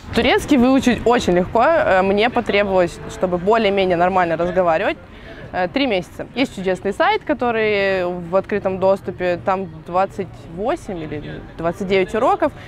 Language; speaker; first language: Russian; native; Russian